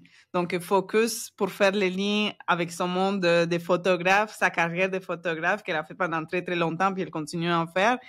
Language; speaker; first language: French; non-native, fluent; Spanish